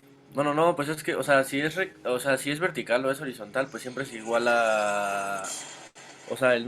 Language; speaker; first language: Spanish; native; Spanish